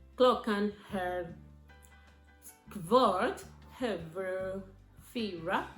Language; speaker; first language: Swedish; non-native, learner; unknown